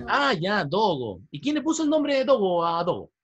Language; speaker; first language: Spanish; native; Spanish